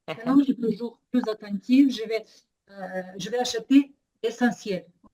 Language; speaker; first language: French; non-native, learner; Ukrainian